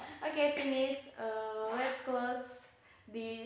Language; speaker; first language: English; non-native, learner; Indonesian